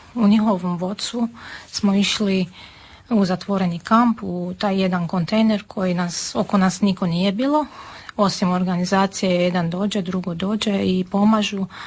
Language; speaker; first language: Serbian; non-native, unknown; Armenian